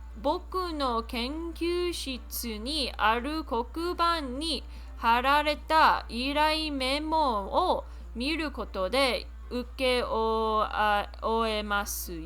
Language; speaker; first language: Japanese; non-native, learner; English